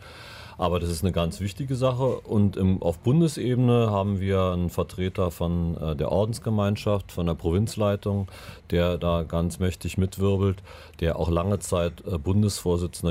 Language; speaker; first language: German; native; German